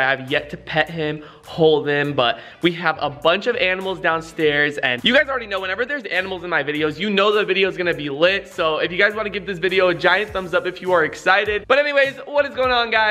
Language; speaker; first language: English; native; English